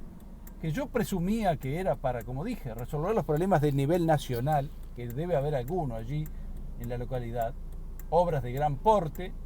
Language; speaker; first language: Spanish; native; Spanish